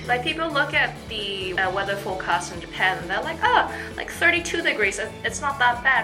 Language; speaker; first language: English; native; English